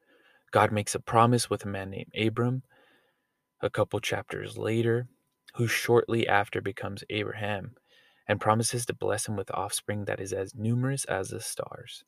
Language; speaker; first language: English; native; English